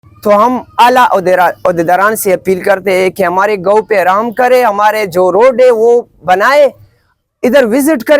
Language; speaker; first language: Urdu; non-native, local second language; Pashto